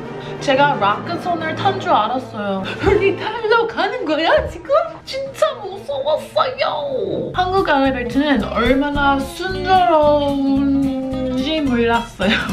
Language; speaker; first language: Korean; non-native, fluent; English